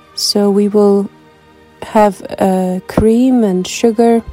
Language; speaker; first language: English; non-native, fluent; Icelandic